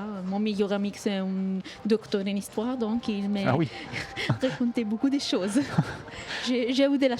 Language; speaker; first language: French; non-native, fluent; Italian